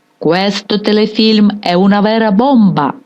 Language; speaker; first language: Italian; non-native, fluent; Ukrainian